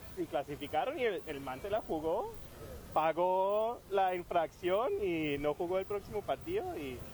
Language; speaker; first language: Spanish; non-native, fluent; German